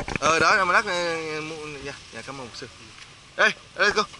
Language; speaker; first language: Vietnamese; native; Vietnamese